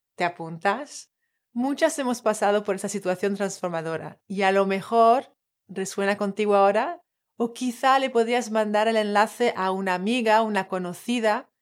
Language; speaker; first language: Spanish; non-native, fluent; French